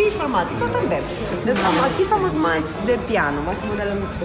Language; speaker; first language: Portuguese; non-native, learner; Italian